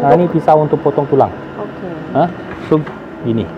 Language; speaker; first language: Malay; native; Malay